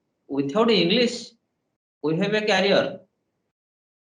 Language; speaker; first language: English; non-native, learner; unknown